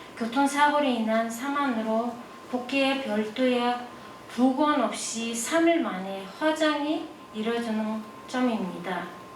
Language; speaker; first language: Korean; non-native, fluent; Mongolian